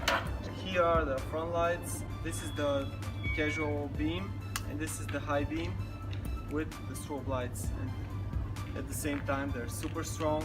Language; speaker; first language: English; non-native, fluent; Bulgarian